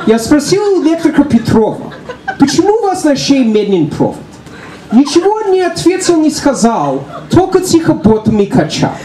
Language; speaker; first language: Russian; early bilingual, other home language; English